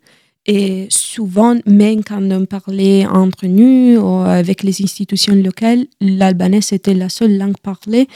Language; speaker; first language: French; non-native, learner; Italian